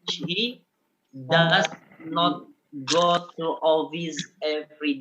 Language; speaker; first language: English; non-native, learner; Indonesian